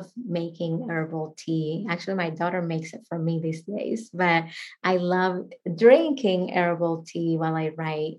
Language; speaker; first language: English; non-native, fluent; Spanish